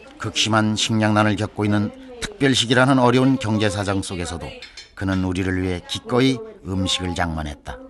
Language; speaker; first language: Korean; native; Korean